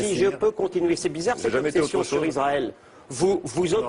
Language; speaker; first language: French; native; French